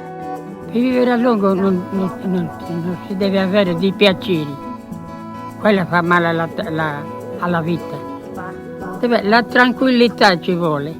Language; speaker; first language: Italian; non-native, local second language; Sardinian